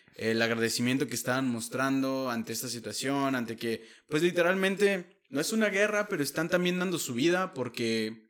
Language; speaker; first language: Spanish; native; Spanish